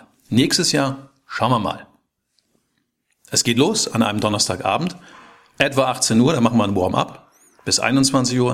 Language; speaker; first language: German; native; German